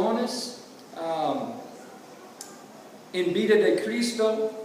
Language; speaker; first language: Spanish; non-native, learner; English